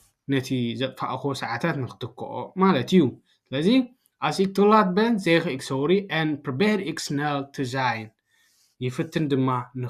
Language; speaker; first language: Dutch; non-native, learner; Tigrinya